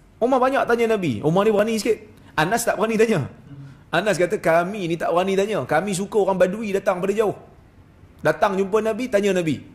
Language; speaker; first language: Malay; native; Malay